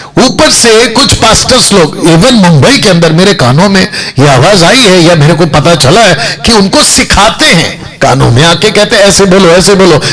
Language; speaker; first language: Hindi; non-native, local second language; Telugu